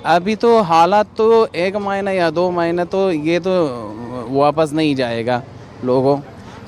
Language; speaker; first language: Hindi; non-native, learner; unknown